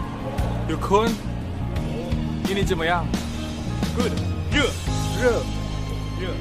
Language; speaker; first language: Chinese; non-native, learner; Indonesian